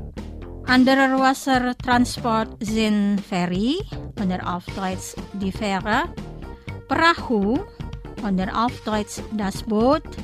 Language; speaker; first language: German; non-native, fluent; Indonesian